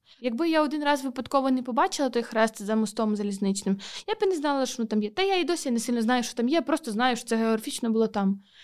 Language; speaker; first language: Ukrainian; native; Ukrainian